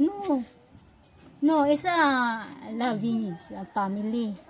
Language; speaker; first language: English; non-native, learner; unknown